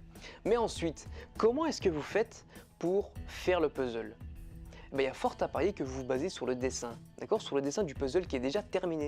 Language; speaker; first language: French; native; French